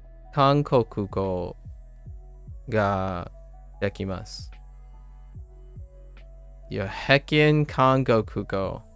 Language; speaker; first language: Japanese; non-native, learner; English